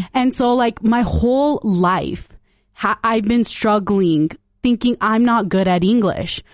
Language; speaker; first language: English; early bilingual, other home language; Punjabi